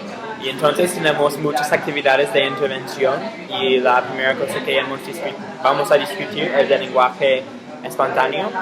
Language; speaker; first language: Spanish; non-native, fluent; English